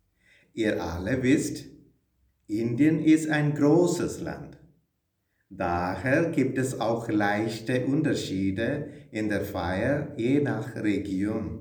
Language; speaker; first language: German; non-native, fluent; Malayalam